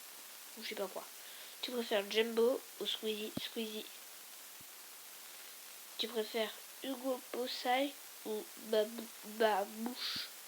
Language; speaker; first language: French; native; French